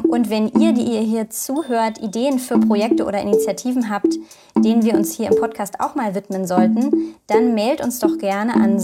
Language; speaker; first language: German; native; German